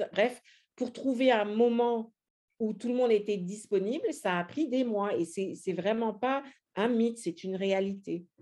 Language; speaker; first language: French; native; French